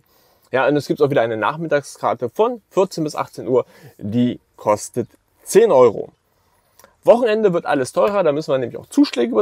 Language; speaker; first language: German; native; German